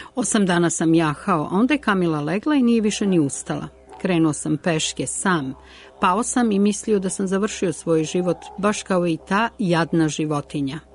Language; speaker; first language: Serbian; native; Serbian